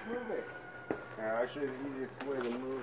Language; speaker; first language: English; native; English